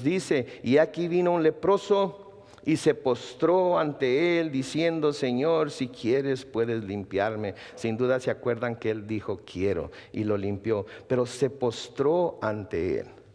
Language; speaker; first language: Spanish; native; Spanish